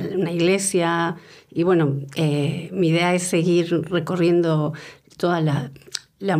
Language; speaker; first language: Spanish; native; Spanish